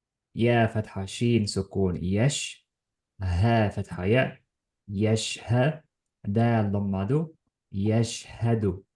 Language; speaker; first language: Arabic; non-native, fluent; Estonian